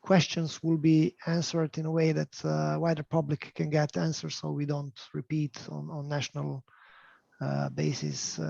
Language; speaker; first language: English; non-native, fluent; Slovenian